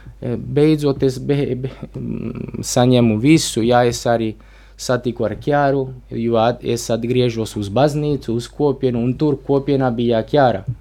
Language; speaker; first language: Latvian; non-native, learner; Italian